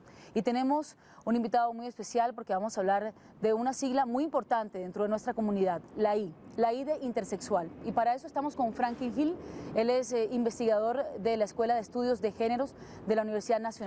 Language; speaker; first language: Spanish; native; Spanish